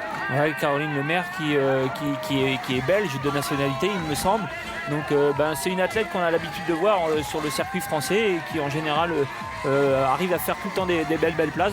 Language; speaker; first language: French; native; French